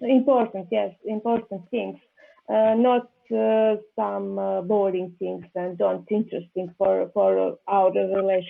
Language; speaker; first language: English; non-native, learner; Serbian